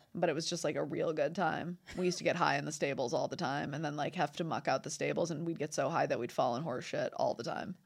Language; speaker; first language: English; native; English